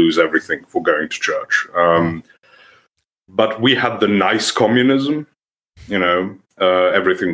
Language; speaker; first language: English; non-native, fluent; Serbian